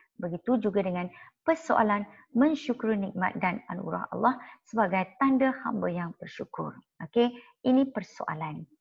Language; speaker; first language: Malay; non-native, local second language; Chinese